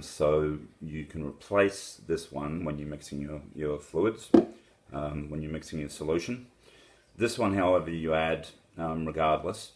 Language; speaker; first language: English; native; English